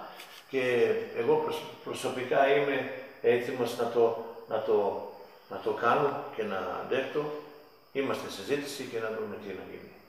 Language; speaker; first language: Greek; non-native, fluent; Serbian